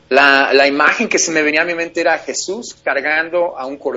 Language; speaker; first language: Spanish; native; Spanish